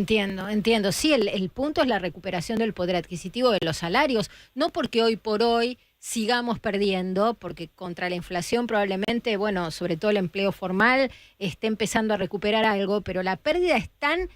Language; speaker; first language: Spanish; native; Spanish